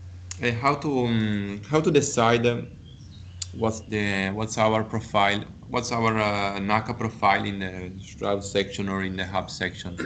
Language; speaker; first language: English; non-native, learner; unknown